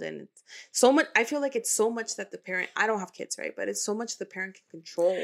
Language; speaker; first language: English; early bilingual, other home language; Spanish